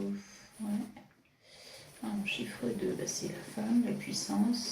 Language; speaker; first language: French; native; French